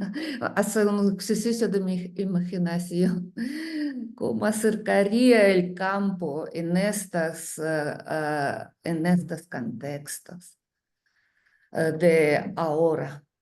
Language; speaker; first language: Spanish; non-native, learner; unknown